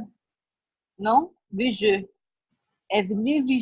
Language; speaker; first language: French; non-native, learner; Portuguese